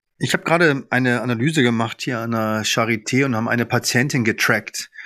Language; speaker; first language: German; early bilingual, other home language; Arabic